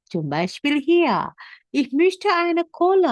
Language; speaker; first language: German; non-native, fluent; Indonesian